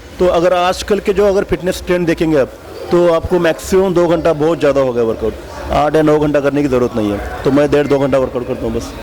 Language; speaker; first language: Hindi; non-native, local second language; Marathi